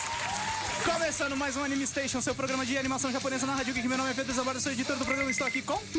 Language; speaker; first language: Portuguese; native; Portuguese